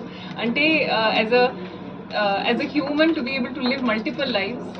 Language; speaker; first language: Telugu; non-native, learner; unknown